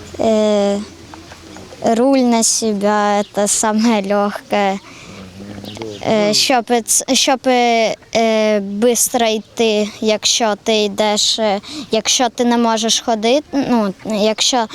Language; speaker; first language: Ukrainian; non-native, local second language; Russian